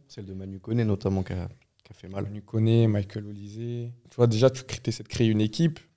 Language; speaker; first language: French; native; French